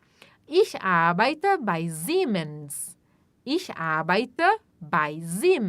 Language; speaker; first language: German; non-native, fluent; Portuguese